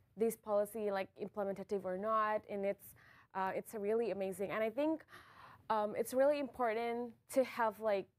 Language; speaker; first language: English; non-native, fluent; Indonesian